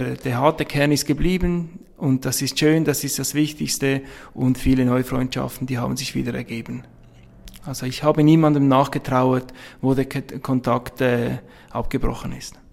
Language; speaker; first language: German; native; German